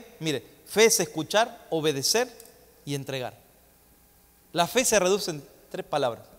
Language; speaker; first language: Spanish; native; Spanish